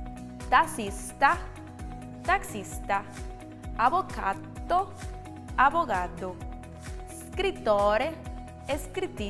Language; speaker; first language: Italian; non-native, learner; Spanish